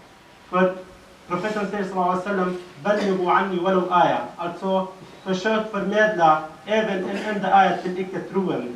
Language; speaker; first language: Swedish; non-native, fluent; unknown